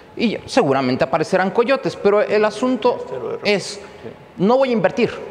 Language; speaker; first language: Spanish; native; Spanish